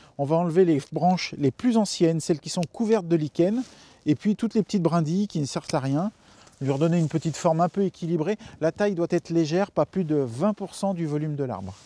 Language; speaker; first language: French; native; French